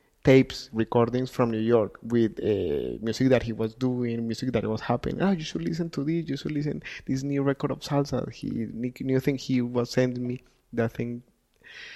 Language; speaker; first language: English; non-native, fluent; Spanish